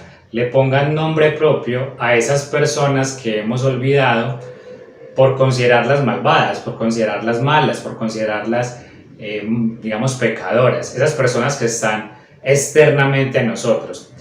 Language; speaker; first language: Spanish; native; Spanish